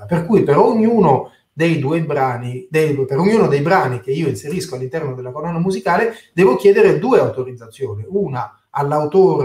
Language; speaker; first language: Italian; native; Italian